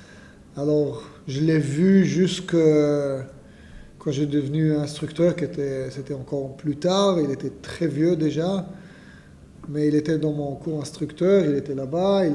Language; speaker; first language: French; non-native, fluent; Hebrew